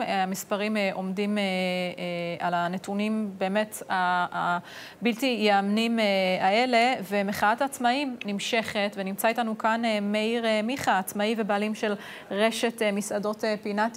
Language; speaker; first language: Hebrew; native; Hebrew